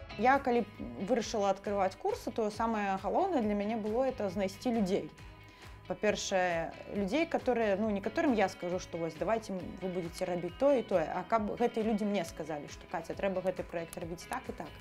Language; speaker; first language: Belarusian; non-native, local second language; Russian